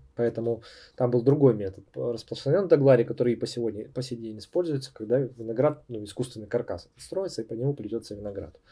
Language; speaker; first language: Russian; native; Russian